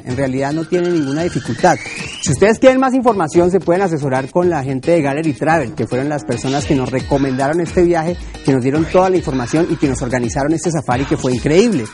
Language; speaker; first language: Spanish; native; Spanish